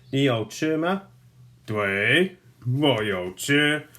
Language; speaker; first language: Chinese; non-native, fluent; English